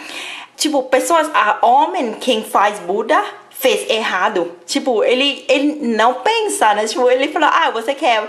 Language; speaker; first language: Portuguese; non-native, fluent; Thai